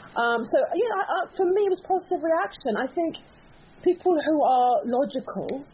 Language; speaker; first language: English; early bilingual, other home language; Persian